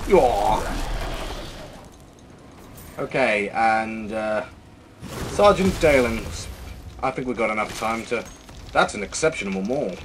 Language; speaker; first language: English; native; English